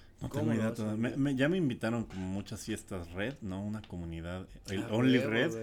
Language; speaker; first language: Spanish; native; Spanish